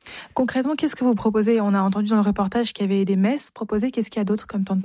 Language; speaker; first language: French; native; French